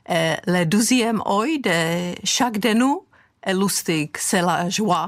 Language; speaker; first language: French; non-native, fluent; Czech